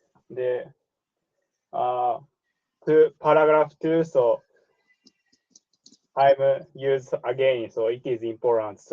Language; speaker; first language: English; non-native, learner; Japanese